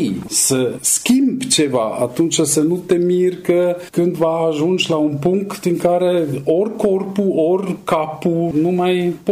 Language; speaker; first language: Romanian; non-native, fluent; German